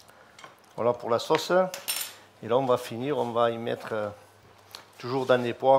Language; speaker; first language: French; native; French